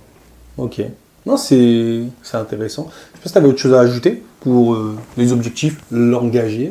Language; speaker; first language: French; native; French